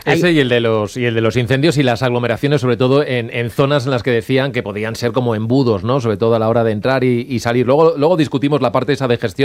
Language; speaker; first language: Spanish; native; Spanish